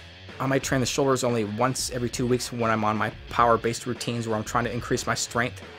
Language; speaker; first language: English; native; English